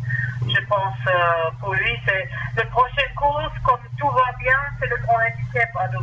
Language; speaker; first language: French; non-native, learner; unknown